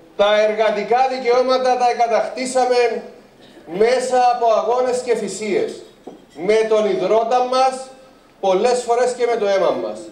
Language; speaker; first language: Greek; native; Greek